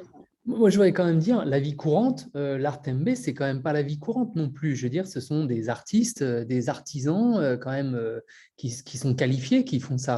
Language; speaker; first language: French; native; French